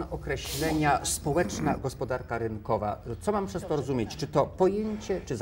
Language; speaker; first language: Polish; native; Polish